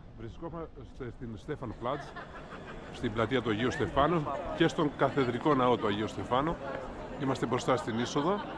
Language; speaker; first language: Greek; native; Greek